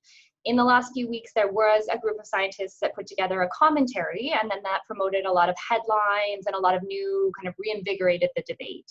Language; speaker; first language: English; native; English